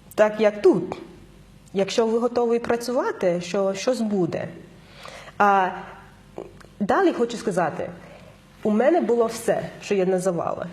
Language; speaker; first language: Ukrainian; non-native, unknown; English